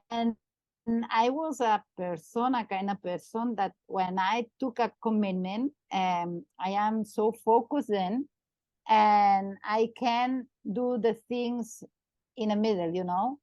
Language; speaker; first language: English; non-native, learner; Catalan